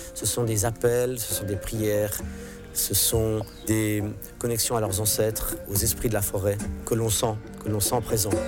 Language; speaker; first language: French; non-native, local second language; English